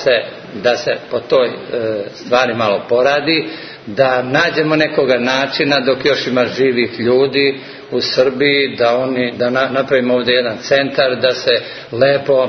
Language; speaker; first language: Serbian; native; Serbian